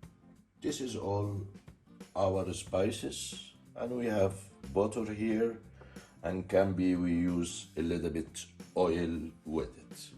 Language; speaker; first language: English; non-native, learner; Arabic